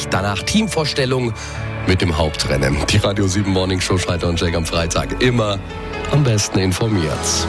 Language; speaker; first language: German; native; German